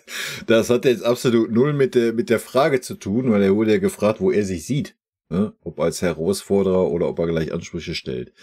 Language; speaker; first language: German; native; German